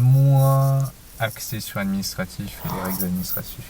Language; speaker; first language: French; native; French